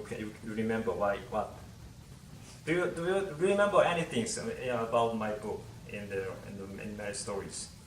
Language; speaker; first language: English; non-native, learner; Korean